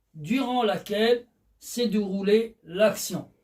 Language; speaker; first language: French; non-native, local second language; Arabic